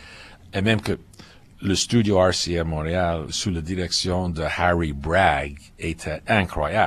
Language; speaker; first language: French; non-native, local second language; English